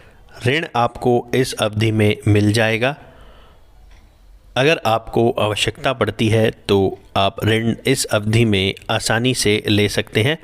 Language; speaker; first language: Hindi; native; Hindi